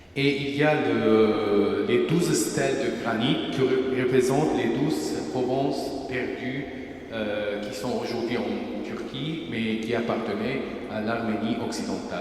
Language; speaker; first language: French; non-native, fluent; Armenian